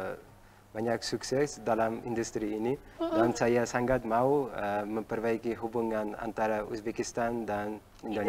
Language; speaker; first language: Indonesian; non-native, learner; Uzbek